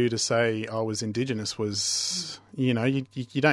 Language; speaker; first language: English; native; English